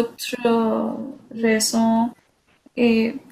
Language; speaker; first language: French; non-native, learner; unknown